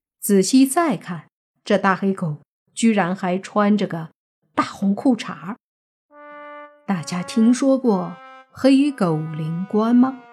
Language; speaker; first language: Chinese; native; Chinese